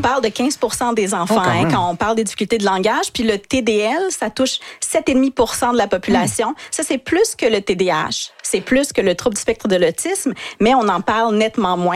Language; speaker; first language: French; native; French